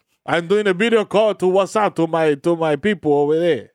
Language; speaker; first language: English; early bilingual, other home language; Spanish